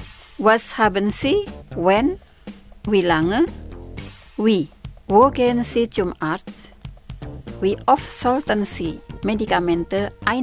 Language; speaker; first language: German; non-native, fluent; Indonesian